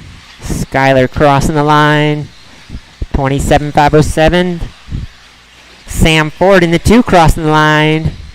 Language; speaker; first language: English; native; English